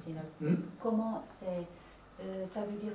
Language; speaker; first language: French; non-native, fluent; Dutch